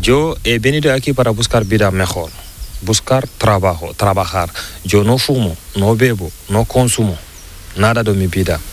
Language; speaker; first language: Spanish; non-native, learner; Fula